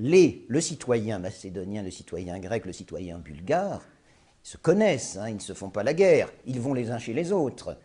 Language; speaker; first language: French; native; French